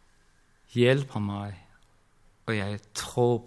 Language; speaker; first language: Danish; non-native, learner; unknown